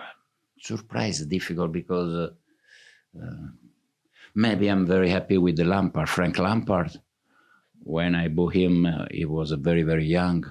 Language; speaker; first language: English; non-native, fluent; Italian